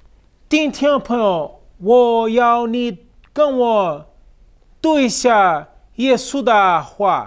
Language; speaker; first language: Chinese; non-native, fluent; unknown